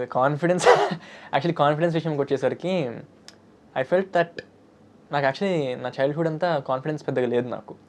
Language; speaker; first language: Telugu; early bilingual, heritage; Telugu